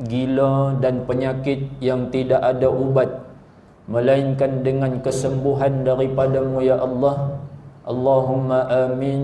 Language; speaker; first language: Malay; native; Malay